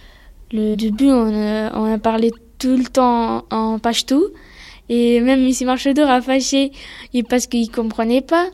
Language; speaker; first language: French; early bilingual, other home language; Pashto